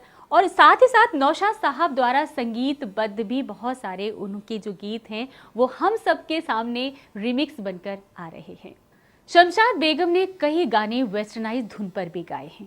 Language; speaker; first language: Hindi; native; Hindi